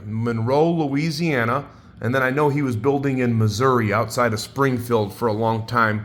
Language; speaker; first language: English; native; English